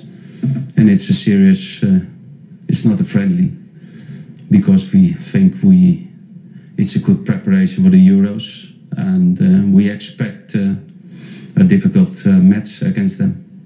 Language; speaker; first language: English; non-native, fluent; Dutch